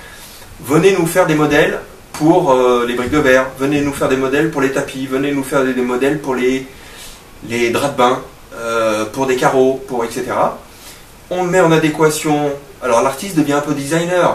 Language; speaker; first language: French; native; French